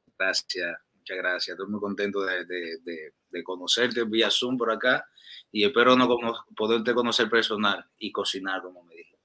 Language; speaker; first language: Spanish; native; Spanish